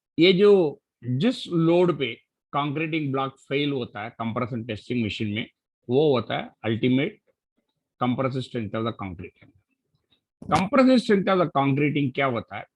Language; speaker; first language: Hindi; non-native, local second language; Marathi